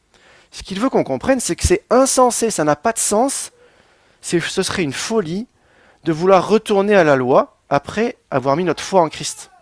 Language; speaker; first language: French; native; French